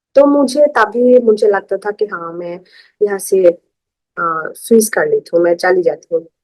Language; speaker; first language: Hindi; non-native, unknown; Bangla